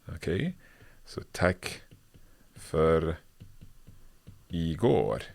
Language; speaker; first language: Swedish; non-native, learner; English